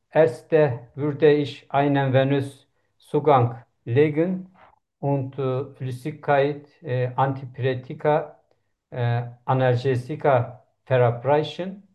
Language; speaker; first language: German; non-native, learner; Turkish